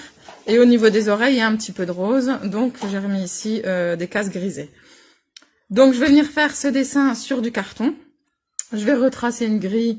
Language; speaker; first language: French; native; French